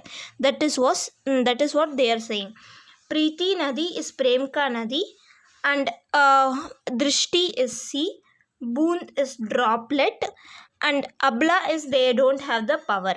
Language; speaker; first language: English; non-native, local second language; Hindi